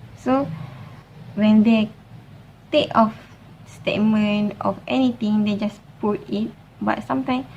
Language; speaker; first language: English; non-native, local second language; Malay